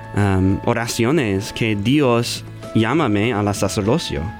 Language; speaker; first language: Spanish; non-native, learner; English